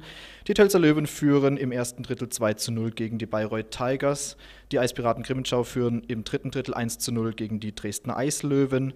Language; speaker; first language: German; native; German